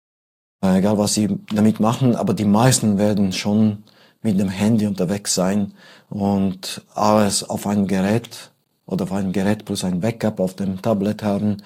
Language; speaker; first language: German; non-native, fluent; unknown